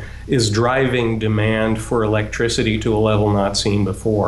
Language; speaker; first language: English; native; English